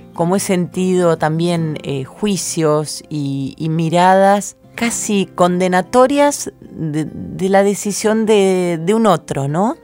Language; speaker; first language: Spanish; native; Spanish